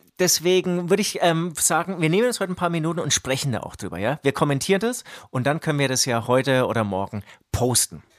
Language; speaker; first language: German; native; German